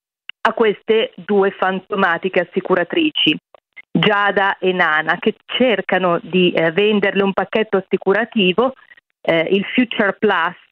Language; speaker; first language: Italian; native; Italian